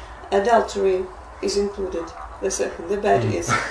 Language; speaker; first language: English; non-native, fluent; Russian